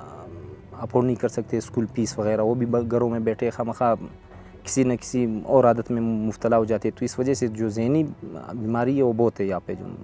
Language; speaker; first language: Hindi; non-native, local second language; Pashto